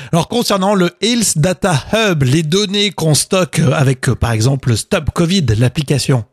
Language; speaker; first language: French; native; French